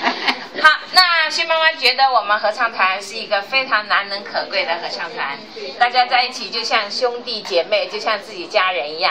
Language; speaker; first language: Chinese; native; Chinese